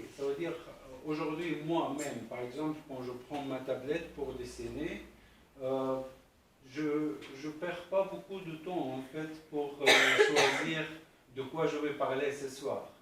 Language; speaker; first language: French; non-native, fluent; Arabic